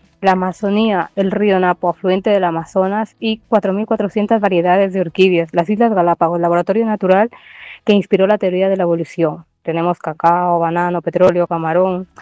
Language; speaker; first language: Spanish; native; Spanish